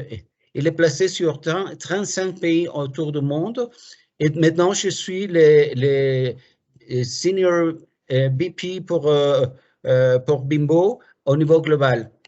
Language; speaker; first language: French; non-native, fluent; Spanish